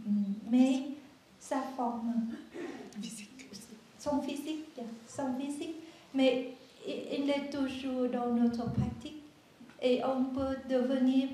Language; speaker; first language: French; non-native, learner; Vietnamese